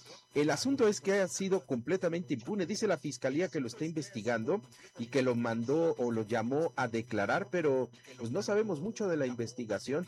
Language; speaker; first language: Spanish; native; Spanish